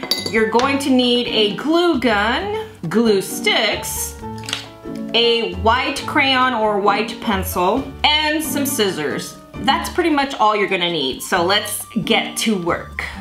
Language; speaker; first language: English; early bilingual, other home language; Spanish